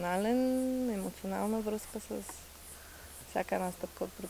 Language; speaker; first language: Bulgarian; native; Bulgarian